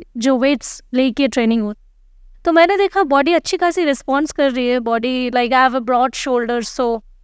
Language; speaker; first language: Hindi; non-native, local second language; Bangla